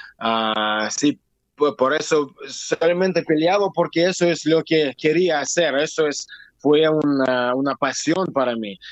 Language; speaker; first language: Spanish; non-native, learner; Russian